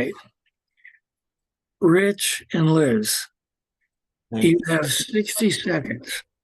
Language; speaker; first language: English; native; English